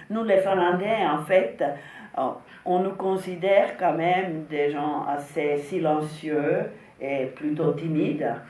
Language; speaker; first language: French; non-native, fluent; Finnish